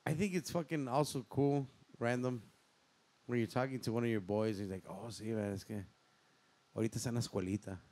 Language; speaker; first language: English; early bilingual, other home language; Spanish